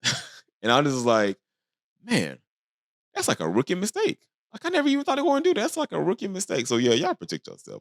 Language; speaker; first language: English; native; English